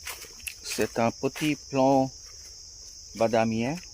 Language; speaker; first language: French; non-native, fluent; Bangla